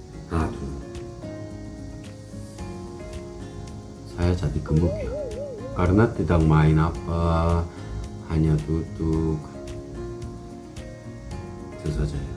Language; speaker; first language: Indonesian; non-native, learner; Korean